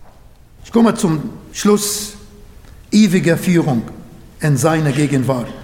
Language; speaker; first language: German; non-native, learner; Arabic